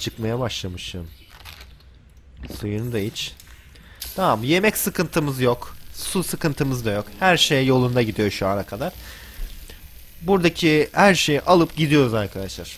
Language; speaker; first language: Turkish; native; Turkish